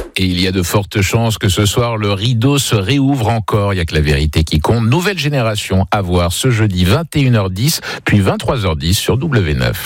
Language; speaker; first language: French; native; French